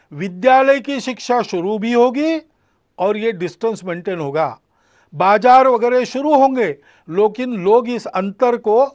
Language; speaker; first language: Hindi; non-native, local second language; Marathi